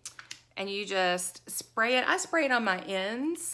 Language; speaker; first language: English; native; English